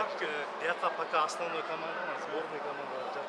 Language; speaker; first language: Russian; non-native, local second language; Kyrgyz